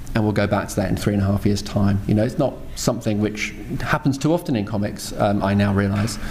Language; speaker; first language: English; native; English